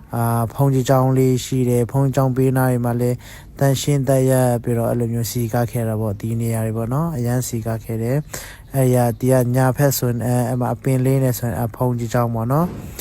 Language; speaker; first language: Burmese; non-native, local second language; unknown